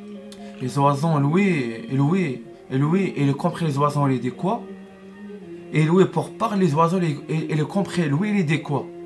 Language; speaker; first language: French; non-native, learner; Arabic